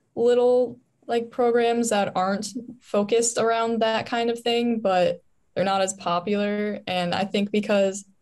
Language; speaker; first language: English; native; English